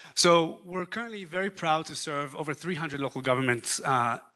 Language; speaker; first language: English; non-native, fluent; Hebrew